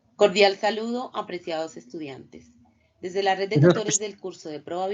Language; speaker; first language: Spanish; native; Spanish